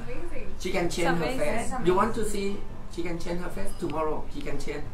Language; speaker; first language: English; non-native, learner; Thai